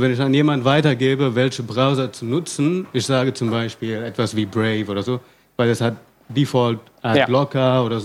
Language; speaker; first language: German; non-native, fluent; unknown